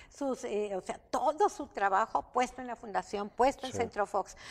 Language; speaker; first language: Spanish; native; Spanish